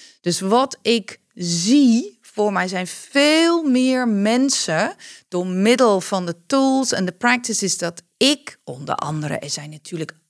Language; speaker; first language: Dutch; non-native, fluent; English